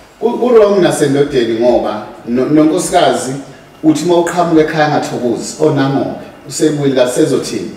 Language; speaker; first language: Zulu; native; Zulu